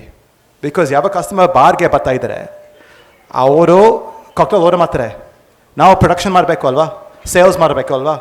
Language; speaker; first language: Kannada; non-native, fluent; English